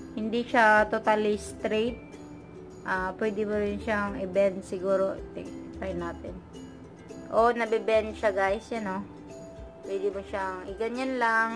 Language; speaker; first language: Filipino; non-native, local second language; Cebuano